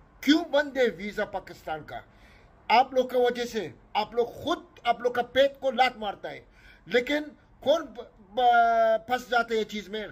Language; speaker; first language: Hindi; non-native, learner; Arabic